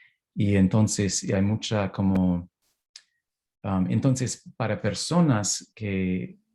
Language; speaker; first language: Spanish; non-native, fluent; English